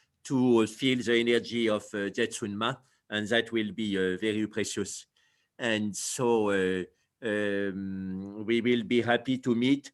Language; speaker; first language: English; non-native, fluent; French